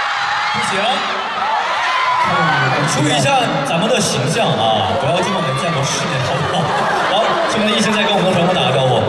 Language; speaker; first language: Chinese; native; Chinese